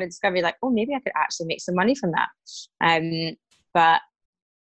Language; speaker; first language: English; native; English